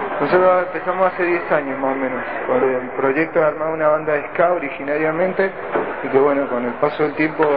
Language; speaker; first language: Spanish; native; Spanish